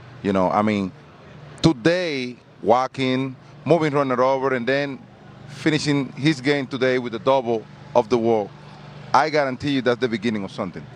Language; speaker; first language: English; non-native, fluent; Spanish